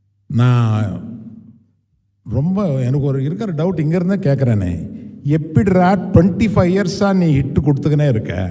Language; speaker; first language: Tamil; non-native, local second language; Telugu